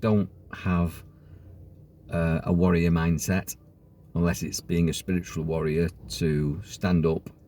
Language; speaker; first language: English; native; English